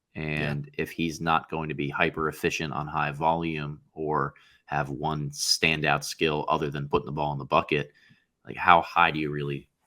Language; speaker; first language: English; native; English